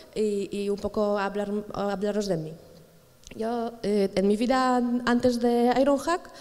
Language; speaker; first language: Spanish; non-native, fluent; Polish